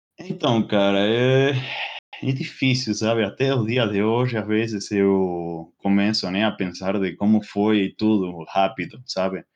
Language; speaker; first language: Portuguese; non-native, fluent; Spanish